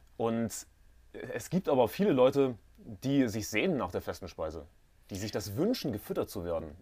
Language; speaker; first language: German; native; German